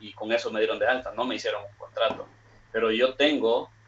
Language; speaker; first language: Spanish; native; Spanish